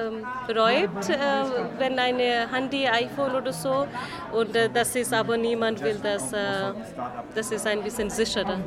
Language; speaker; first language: German; non-native, learner; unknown